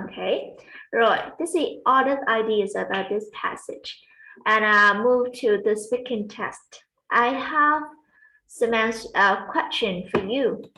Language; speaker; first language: English; non-native, fluent; Vietnamese